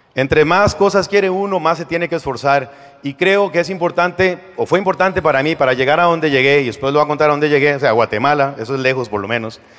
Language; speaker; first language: Spanish; native; Spanish